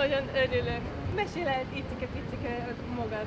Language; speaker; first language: Hungarian; non-native, learner; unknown